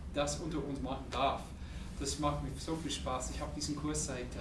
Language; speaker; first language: German; non-native, fluent; English